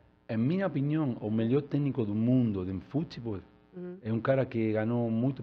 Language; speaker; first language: Portuguese; non-native, learner; Spanish